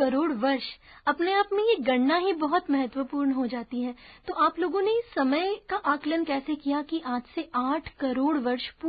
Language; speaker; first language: Hindi; native; Hindi